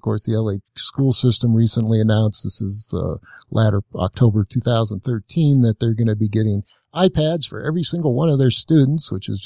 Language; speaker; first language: English; native; English